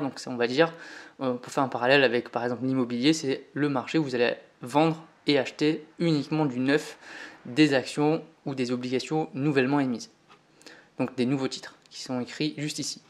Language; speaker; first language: French; native; French